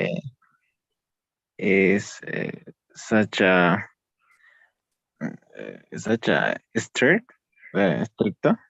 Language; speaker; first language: English; non-native, learner; Spanish